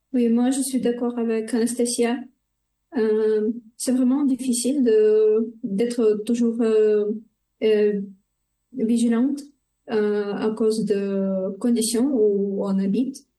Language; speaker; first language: French; non-native, fluent; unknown